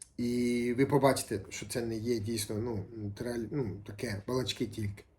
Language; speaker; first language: Ukrainian; native; Ukrainian